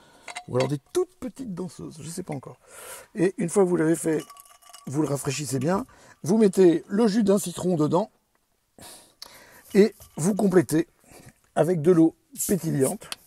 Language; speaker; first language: French; native; French